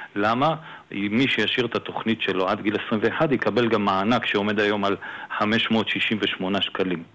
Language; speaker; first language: Hebrew; native; Hebrew